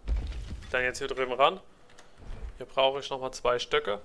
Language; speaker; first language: German; native; German